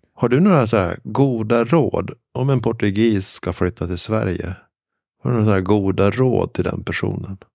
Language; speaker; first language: Swedish; native; Swedish